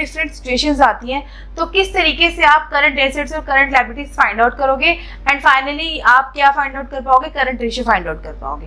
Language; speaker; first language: Hindi; native; Hindi